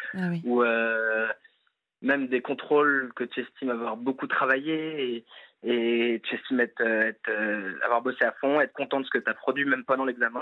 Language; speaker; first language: French; native; French